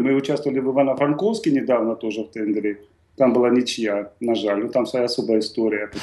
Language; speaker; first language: Russian; native; Russian